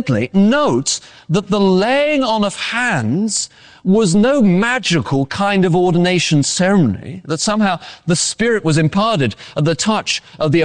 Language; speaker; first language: English; native; English